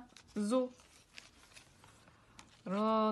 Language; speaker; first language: Arabic; non-native, learner; English